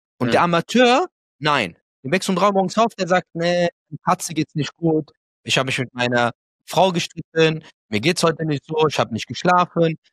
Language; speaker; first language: German; early bilingual, other home language; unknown